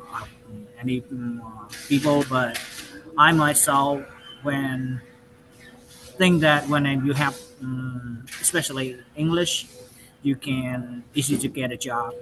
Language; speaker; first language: English; non-native, learner; Vietnamese